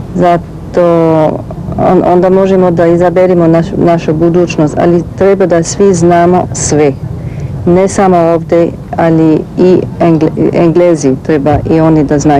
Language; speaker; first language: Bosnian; early bilingual, heritage; Bosnian